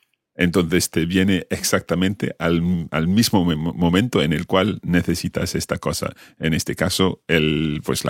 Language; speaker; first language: Spanish; non-native, fluent; English